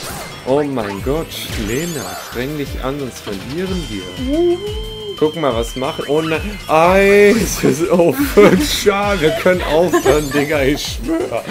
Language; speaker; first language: German; native; German